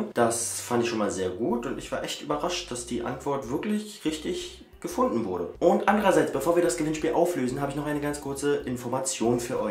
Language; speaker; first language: German; native; German